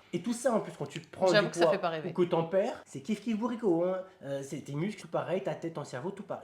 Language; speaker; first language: French; native; French